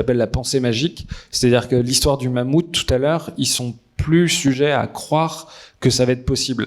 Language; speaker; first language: French; native; French